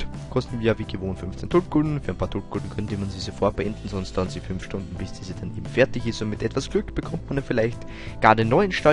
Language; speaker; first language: German; native; German